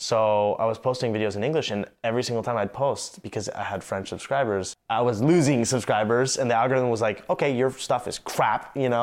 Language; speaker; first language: English; native; English